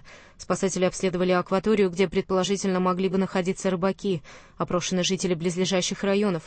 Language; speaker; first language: Russian; native; Russian